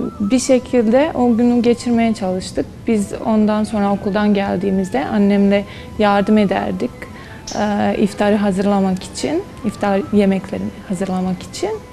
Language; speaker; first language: Turkish; non-native, fluent; Bosnian